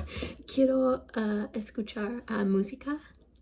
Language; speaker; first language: Spanish; non-native, learner; English